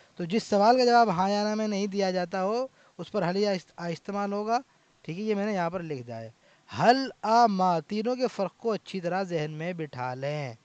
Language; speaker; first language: Urdu; native; Urdu